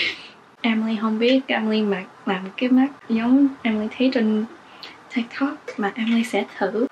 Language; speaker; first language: Vietnamese; early bilingual, heritage; English